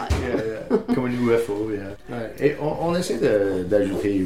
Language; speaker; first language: French; non-native, fluent; English